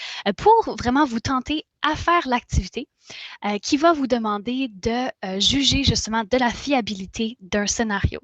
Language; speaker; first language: French; native; French